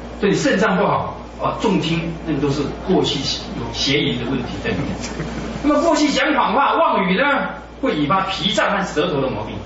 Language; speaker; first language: Chinese; native; Chinese